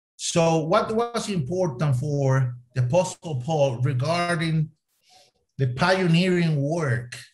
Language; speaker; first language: English; non-native, fluent; Spanish